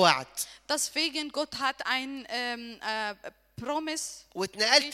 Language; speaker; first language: German; non-native, learner; Arabic